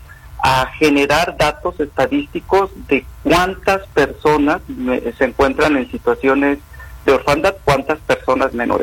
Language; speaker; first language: Spanish; native; Spanish